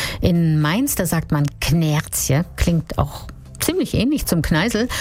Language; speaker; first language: German; native; German